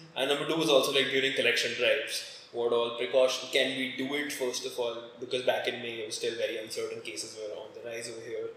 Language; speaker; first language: English; non-native, local second language; Hindi